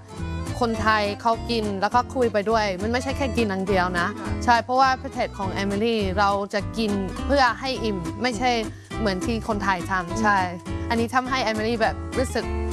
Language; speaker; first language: Thai; non-native, fluent; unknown